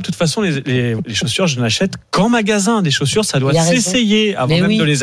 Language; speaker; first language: French; native; French